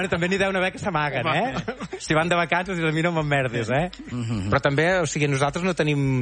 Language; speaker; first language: Catalan; native; Catalan